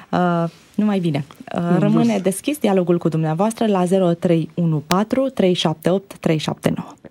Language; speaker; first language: Romanian; native; Romanian